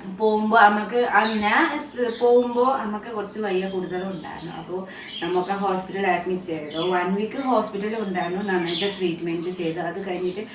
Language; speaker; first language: Malayalam; non-native, fluent; Nepali